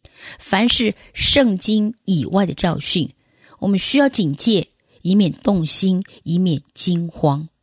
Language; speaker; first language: Chinese; native; Chinese